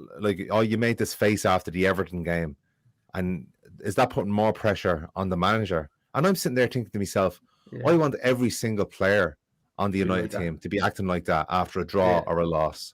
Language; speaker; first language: English; native; English